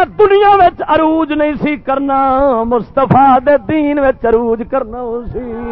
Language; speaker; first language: Urdu; native; Urdu